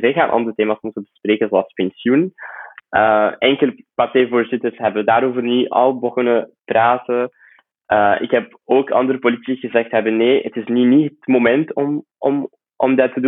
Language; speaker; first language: Dutch; non-native, fluent; Arabic